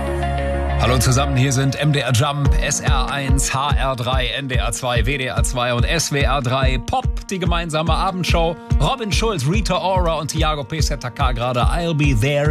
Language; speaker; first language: German; native; German